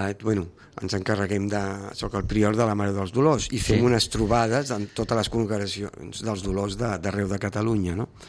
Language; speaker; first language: Catalan; native; Catalan